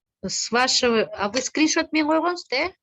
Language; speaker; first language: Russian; non-native, local second language; Kyrgyz